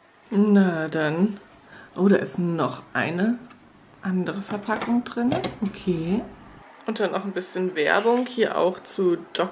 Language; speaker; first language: German; native; German